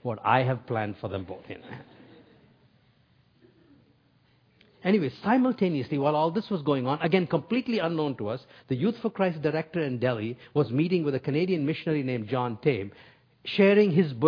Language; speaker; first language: English; non-native, local second language; Tamil